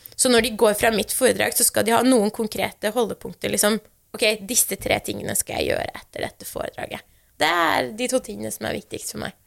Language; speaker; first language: Norwegian; early bilingual, other home language; Persian